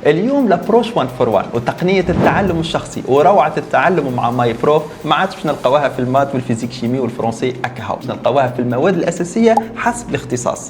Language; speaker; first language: Arabic; native; Arabic